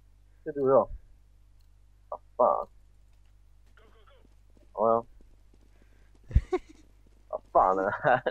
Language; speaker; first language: Swedish; native; Swedish